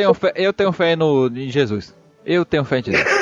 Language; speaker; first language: Portuguese; native; Portuguese